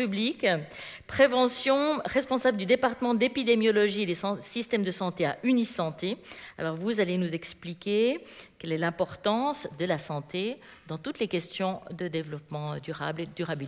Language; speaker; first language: French; native; French